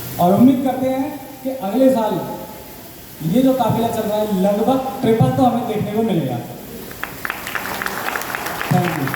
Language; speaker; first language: Hindi; native; Hindi